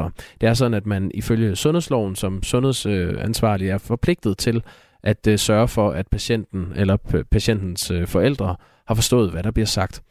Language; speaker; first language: Danish; native; Danish